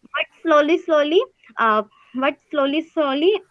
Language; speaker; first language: English; non-native, learner; Hindi